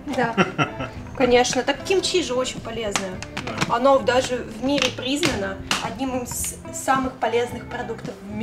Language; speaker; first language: Russian; native; Russian